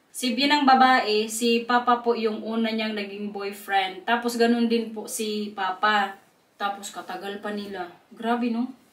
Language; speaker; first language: Filipino; non-native, local second language; Waray